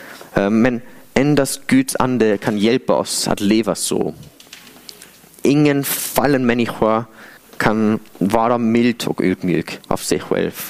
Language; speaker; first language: Swedish; non-native, fluent; English